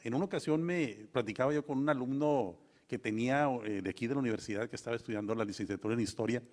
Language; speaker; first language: Spanish; native; Spanish